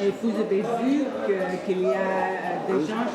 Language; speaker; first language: French; non-native, learner; Dutch